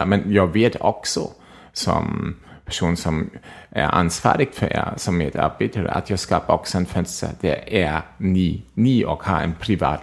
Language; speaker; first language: Swedish; non-native, fluent; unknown